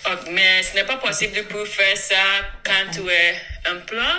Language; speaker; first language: French; non-native, learner; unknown